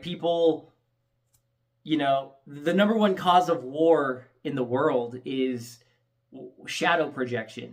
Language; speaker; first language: English; native; English